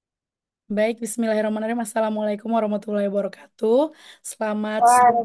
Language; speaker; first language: Indonesian; native; Indonesian